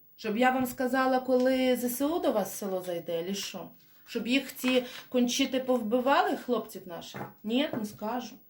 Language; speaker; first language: Ukrainian; non-native, local second language; Russian